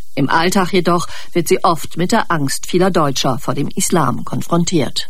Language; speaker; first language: German; native; German